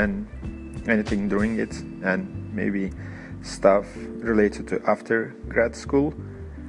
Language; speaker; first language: English; non-native, fluent; Turkish